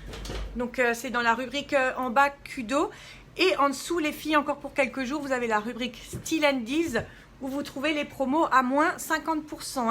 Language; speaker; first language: French; native; French